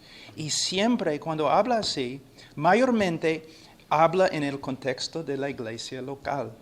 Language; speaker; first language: Spanish; non-native, fluent; English